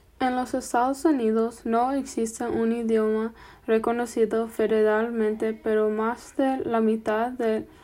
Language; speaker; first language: Spanish; non-native, fluent; English